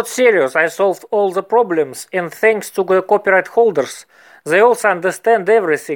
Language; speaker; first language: English; non-native, learner; Russian